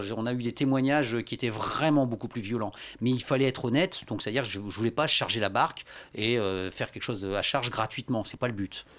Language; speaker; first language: French; native; French